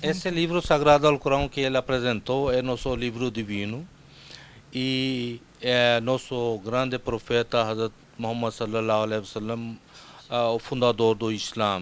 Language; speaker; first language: Portuguese; non-native, fluent; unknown